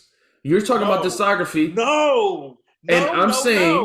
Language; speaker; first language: English; native; English